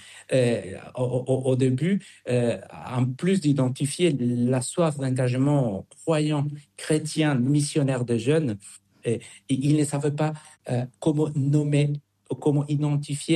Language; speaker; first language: French; non-native, fluent; Spanish